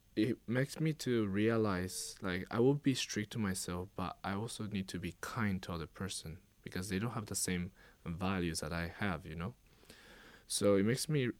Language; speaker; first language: English; non-native, fluent; Japanese